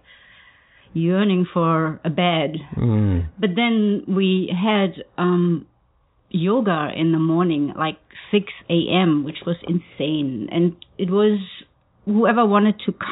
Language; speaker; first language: English; non-native, fluent; German